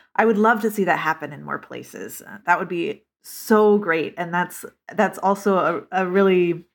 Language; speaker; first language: English; native; English